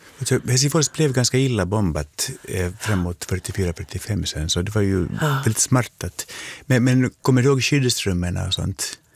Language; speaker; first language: Swedish; native; Swedish